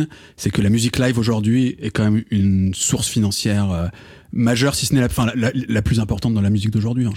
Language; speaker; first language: French; native; French